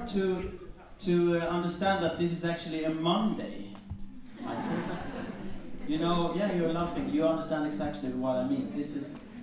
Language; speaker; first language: English; non-native, fluent; Mandingo